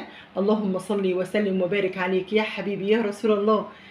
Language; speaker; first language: Arabic; native; Arabic